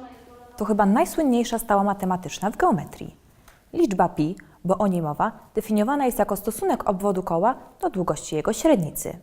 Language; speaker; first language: Polish; native; Polish